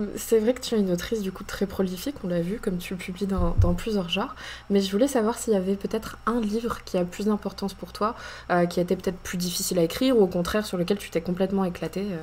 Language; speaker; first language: French; native; French